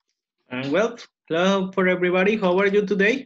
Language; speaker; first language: English; non-native, fluent; Spanish